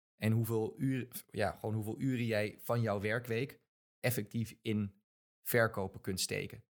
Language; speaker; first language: Dutch; native; Dutch